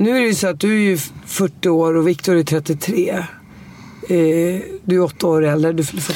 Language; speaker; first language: Swedish; native; Swedish